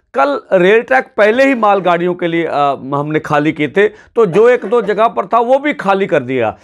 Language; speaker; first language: Hindi; non-native, local second language; Punjabi